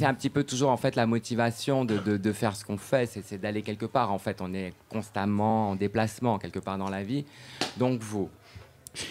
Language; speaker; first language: French; native; French